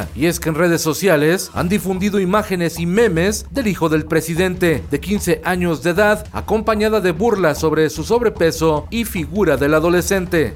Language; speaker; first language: Spanish; native; Spanish